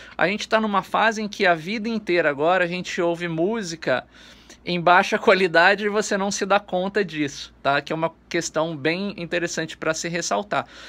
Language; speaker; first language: Portuguese; native; Portuguese